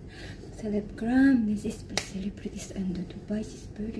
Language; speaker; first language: English; non-native, learner; Indonesian